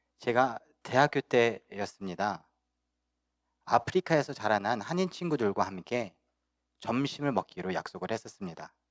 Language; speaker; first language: Korean; early bilingual, heritage; Korean